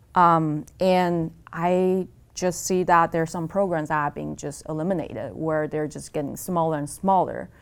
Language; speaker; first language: English; non-native, fluent; Chinese